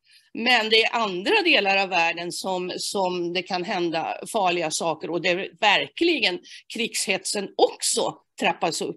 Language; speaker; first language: Swedish; native; Swedish